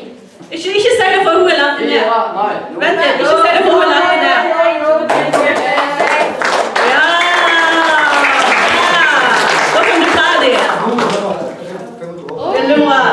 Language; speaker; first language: Norwegian; non-native, fluent; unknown